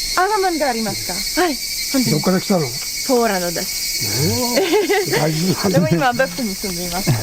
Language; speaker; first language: Japanese; non-native, learner; Polish